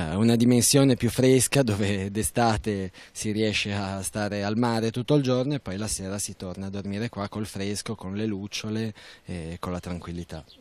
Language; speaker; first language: Italian; native; Italian